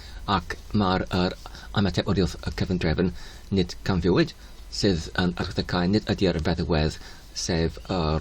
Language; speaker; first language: Welsh; non-native, fluent; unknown